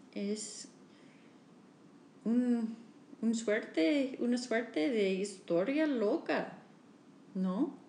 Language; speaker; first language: Spanish; non-native, learner; English